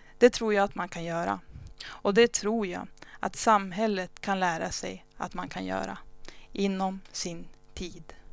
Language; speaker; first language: Swedish; early bilingual, other home language; Spanish